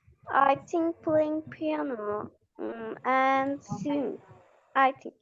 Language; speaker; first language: English; non-native, learner; Indonesian